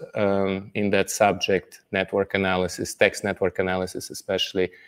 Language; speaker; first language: English; non-native, fluent; Russian